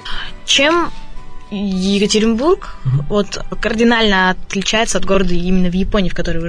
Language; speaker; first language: Russian; native; Russian